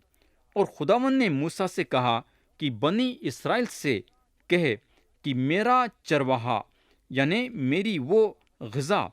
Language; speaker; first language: Urdu; native; Urdu